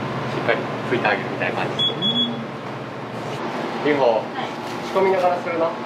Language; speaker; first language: Japanese; native; Japanese